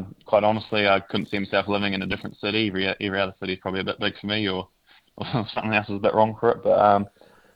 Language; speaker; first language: English; native; English